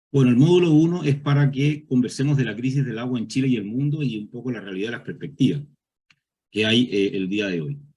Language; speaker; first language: Spanish; native; Spanish